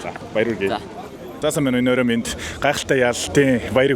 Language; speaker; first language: Mongolian; native; Mongolian